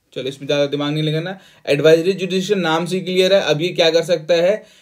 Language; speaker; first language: Hindi; native; Hindi